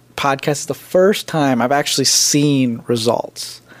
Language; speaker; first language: English; native; English